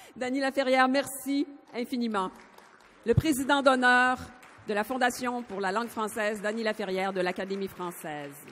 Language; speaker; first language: French; native; French